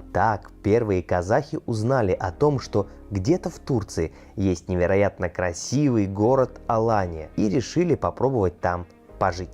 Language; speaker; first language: Russian; native; Russian